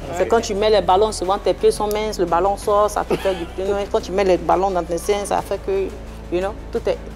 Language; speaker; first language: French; native; French